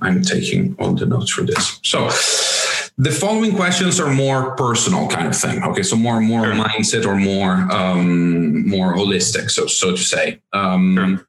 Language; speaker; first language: English; non-native, fluent; Italian